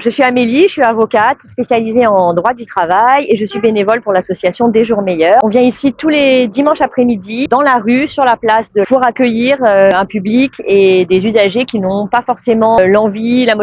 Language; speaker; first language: French; native; French